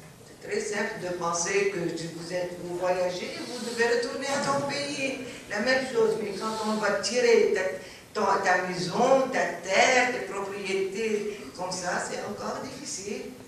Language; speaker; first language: French; non-native, fluent; Arabic